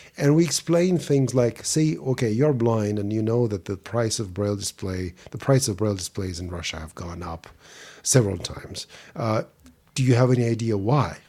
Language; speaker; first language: English; non-native, fluent; Russian